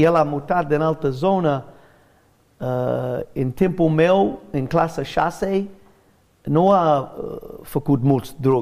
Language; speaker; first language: Romanian; non-native, learner; English